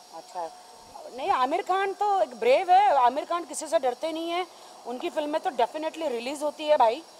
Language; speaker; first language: Hindi; native; Hindi